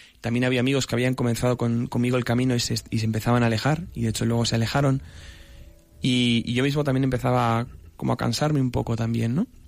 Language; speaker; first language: Spanish; native; Spanish